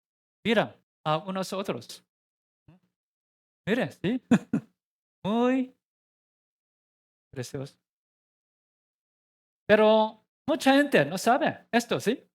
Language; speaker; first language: Spanish; non-native, learner; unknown